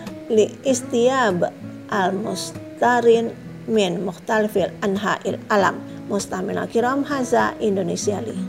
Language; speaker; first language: Arabic; non-native, fluent; Indonesian